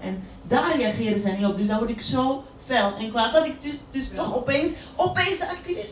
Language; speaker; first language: Dutch; native; Dutch